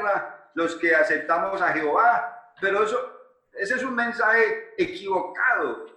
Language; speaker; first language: Spanish; native; Spanish